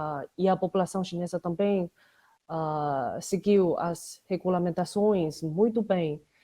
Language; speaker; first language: Portuguese; non-native, fluent; Chinese